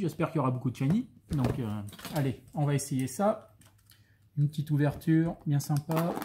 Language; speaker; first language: French; native; French